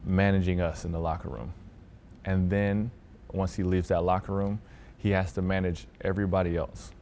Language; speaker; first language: English; native; English